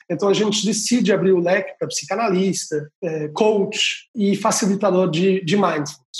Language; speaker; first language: Portuguese; native; Portuguese